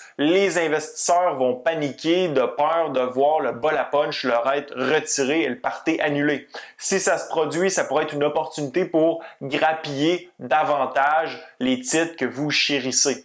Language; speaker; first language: French; native; French